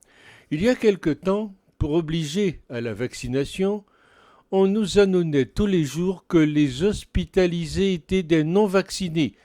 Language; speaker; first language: French; native; French